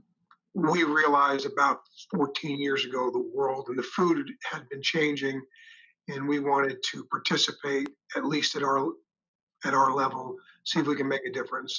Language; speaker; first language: English; native; English